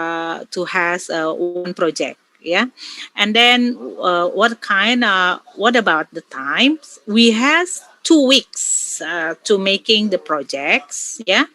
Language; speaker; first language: English; non-native, learner; Indonesian